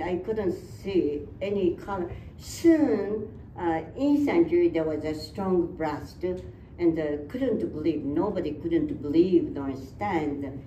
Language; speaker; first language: English; non-native, fluent; Japanese